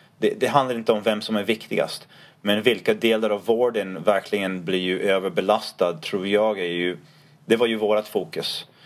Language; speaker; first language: Swedish; non-native, fluent; English